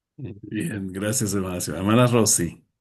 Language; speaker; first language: Spanish; native; Spanish